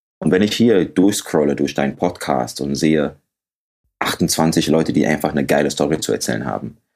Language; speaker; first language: German; early bilingual, other home language; Akan